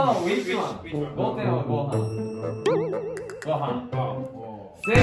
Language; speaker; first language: Japanese; native; Japanese